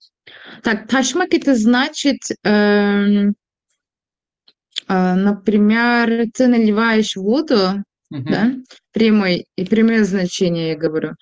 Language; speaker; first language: Russian; non-native, fluent; Turkish